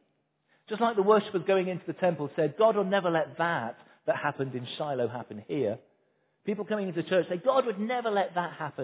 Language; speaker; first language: English; native; English